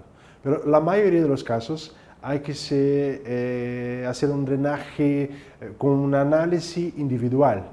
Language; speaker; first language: Spanish; non-native, fluent; Portuguese